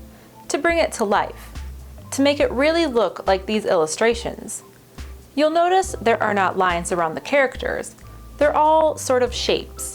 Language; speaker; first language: English; native; English